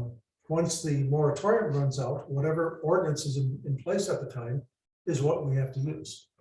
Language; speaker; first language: English; native; English